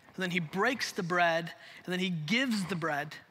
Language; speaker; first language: English; native; English